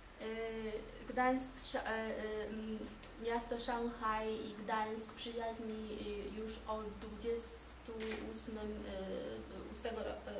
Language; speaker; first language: Polish; non-native, learner; Chinese